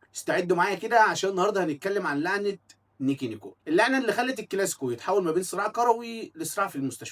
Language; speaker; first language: Arabic; native; Arabic